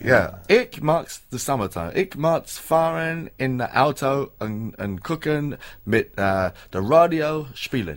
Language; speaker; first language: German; non-native, learner; English